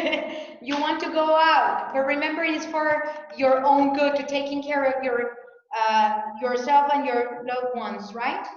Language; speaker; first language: English; non-native, fluent; Spanish